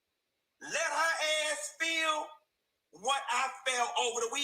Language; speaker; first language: English; native; English